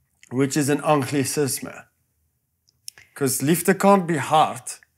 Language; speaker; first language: English; non-native, local second language; Afrikaans